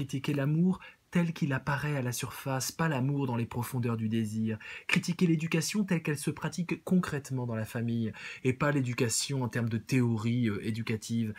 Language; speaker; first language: French; native; French